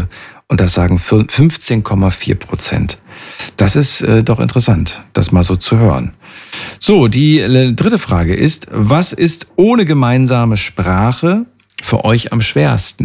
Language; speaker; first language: German; native; German